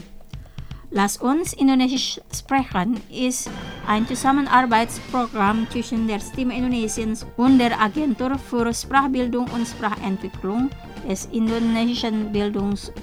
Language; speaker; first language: German; non-native, fluent; Indonesian